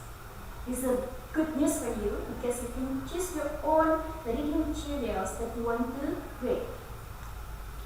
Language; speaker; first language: English; non-native, fluent; Indonesian